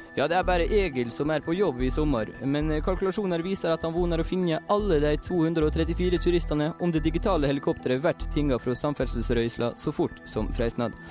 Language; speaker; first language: Norwegian; native; Norwegian